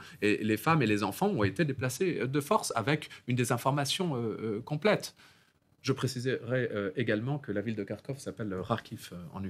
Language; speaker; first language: French; native; French